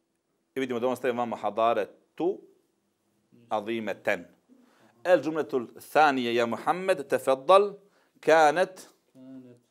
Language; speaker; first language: Arabic; non-native, fluent; Bosnian